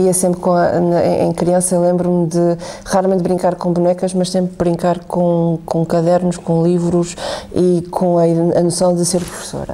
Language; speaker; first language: Portuguese; native; Portuguese